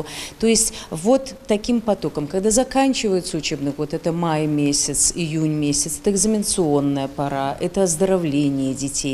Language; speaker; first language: Russian; native; Russian